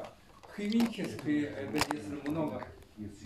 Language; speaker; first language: Russian; non-native, learner; Chinese